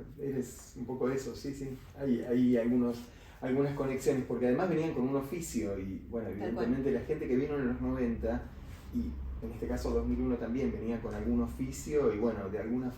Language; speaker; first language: Spanish; native; Spanish